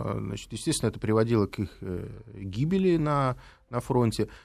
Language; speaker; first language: Russian; native; Russian